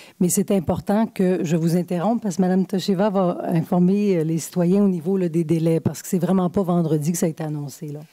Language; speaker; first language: French; native; French